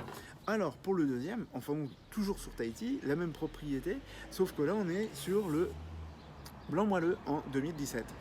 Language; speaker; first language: French; native; French